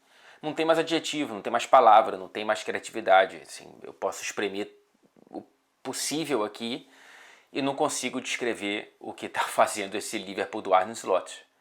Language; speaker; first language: Portuguese; native; Portuguese